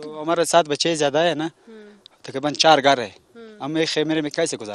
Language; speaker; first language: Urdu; non-native, local second language; Pashto